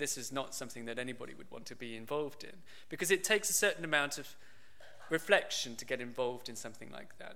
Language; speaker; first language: English; native; English